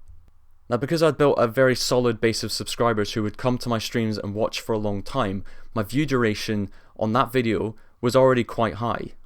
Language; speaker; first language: English; native; English